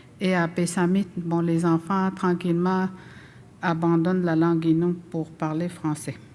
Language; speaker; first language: French; non-native, local second language; Innu-aimun